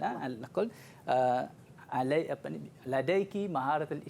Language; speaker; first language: Arabic; non-native, fluent; Malay